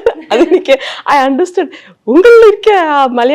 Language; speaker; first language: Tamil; non-native, learner; Malayalam